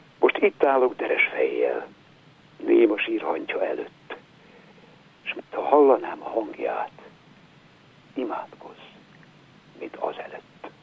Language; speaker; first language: Hungarian; native; Hungarian